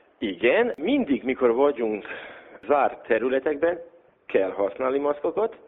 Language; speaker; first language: Hungarian; non-native, local second language; Serbian